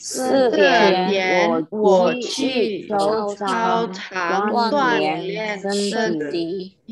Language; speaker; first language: Chinese; non-native, learner; Indonesian